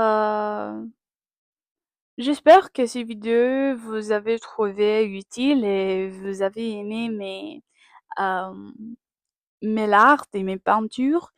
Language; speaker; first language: French; non-native, learner; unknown